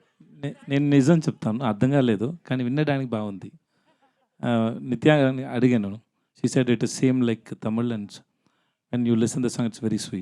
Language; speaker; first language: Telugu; non-native, learner; Tamil